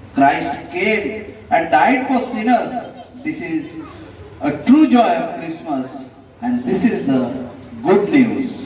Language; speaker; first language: English; non-native, local second language; Marathi